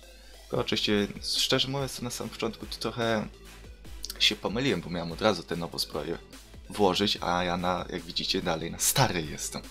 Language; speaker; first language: Polish; native; Polish